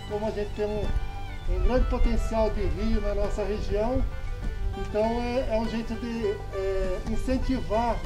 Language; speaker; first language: Portuguese; native; Portuguese